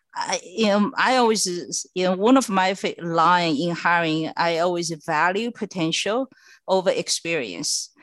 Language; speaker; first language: English; non-native, fluent; Chinese